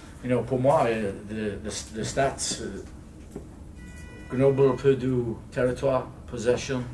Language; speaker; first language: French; non-native, learner; English